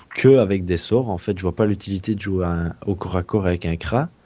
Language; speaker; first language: French; native; French